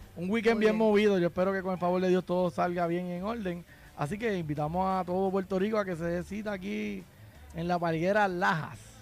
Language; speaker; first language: Spanish; native; Spanish